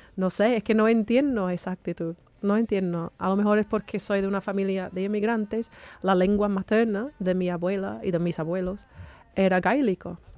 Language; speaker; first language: Spanish; non-native, fluent; English